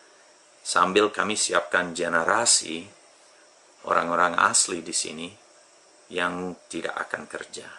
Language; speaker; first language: Indonesian; non-native, fluent; English